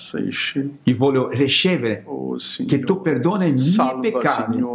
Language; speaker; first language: Italian; non-native, learner; Portuguese